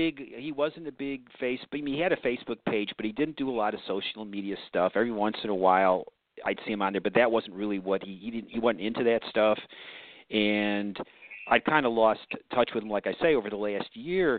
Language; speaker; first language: English; native; English